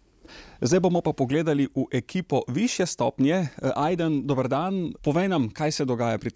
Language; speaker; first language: Slovenian; native; Slovenian